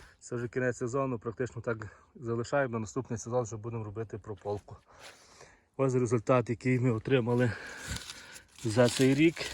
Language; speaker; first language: Ukrainian; native; Ukrainian